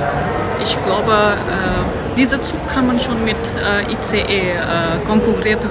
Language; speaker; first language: German; non-native, learner; Indonesian